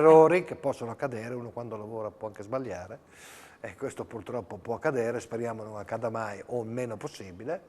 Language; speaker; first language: Italian; native; Italian